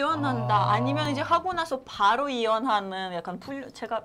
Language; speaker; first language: Korean; non-native, fluent; Russian